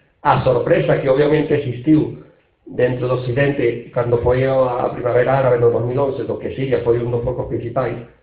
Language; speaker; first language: Galician; non-native, local second language; Spanish